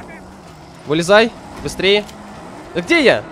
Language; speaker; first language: Russian; native; Russian